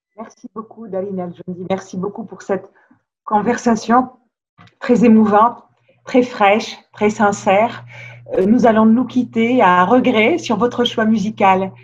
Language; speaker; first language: French; non-native, local second language; Arabic